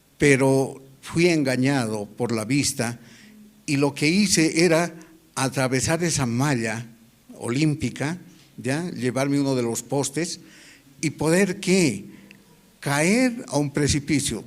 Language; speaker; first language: Spanish; native; Spanish